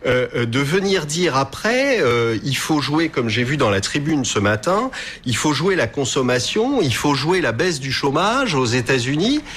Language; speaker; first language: French; native; French